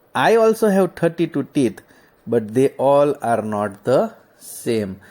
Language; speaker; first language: English; non-native, local second language; Gujarati